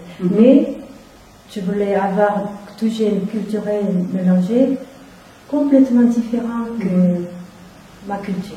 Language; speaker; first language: French; non-native, fluent; Korean